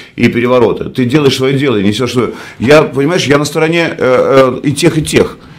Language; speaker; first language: Russian; native; Russian